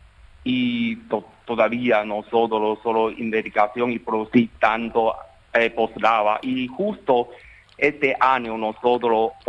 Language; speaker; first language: Spanish; non-native, learner; Chinese